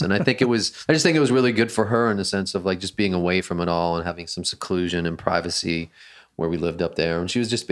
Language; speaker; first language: English; native; English